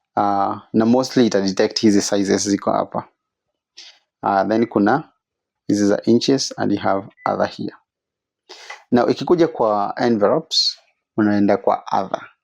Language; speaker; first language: Swahili; native; Swahili